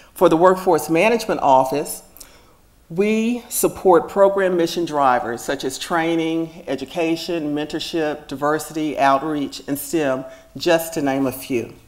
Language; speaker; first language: English; native; English